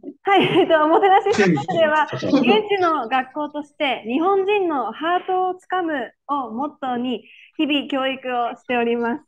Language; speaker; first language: Japanese; native; Japanese